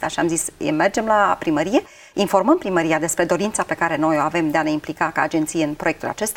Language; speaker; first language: Romanian; native; Romanian